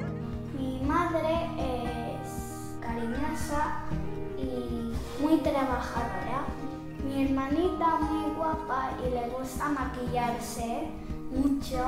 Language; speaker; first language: Spanish; early bilingual, other home language; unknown